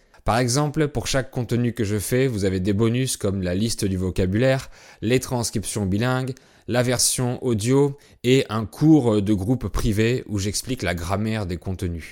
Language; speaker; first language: French; native; French